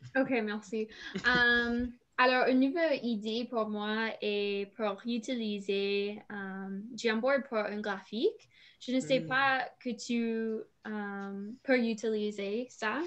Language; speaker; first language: French; non-native, learner; English